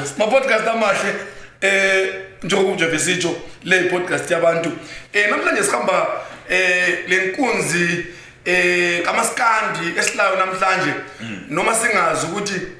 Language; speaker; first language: Zulu; native; Zulu